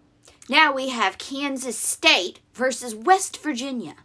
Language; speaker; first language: English; native; English